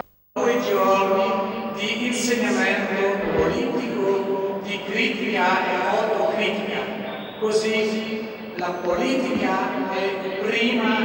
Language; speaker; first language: Italian; non-native, fluent; French